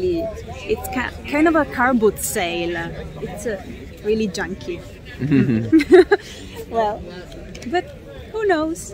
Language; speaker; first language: English; non-native, fluent; Italian